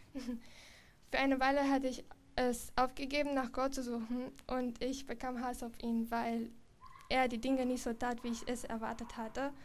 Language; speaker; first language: German; non-native, fluent; Romanian